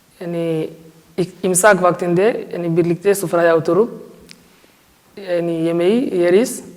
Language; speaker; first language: Turkish; non-native, learner; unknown